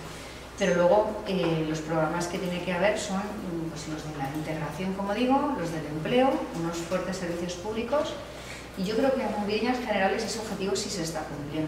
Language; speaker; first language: Spanish; native; Spanish